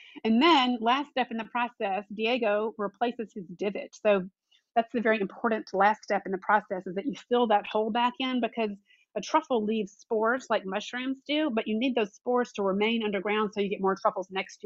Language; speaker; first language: English; native; English